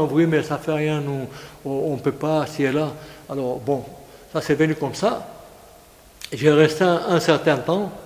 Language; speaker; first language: French; non-native, fluent; Greek